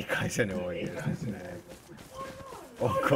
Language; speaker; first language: Finnish; native; Finnish